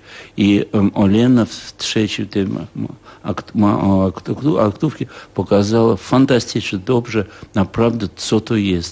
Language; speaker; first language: Polish; non-native, fluent; Russian